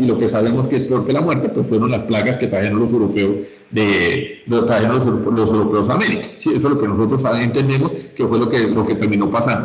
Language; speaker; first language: Spanish; native; Spanish